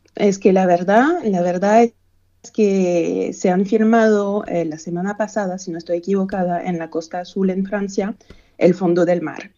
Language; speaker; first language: Spanish; non-native, fluent; French